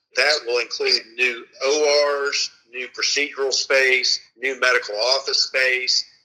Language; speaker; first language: English; native; English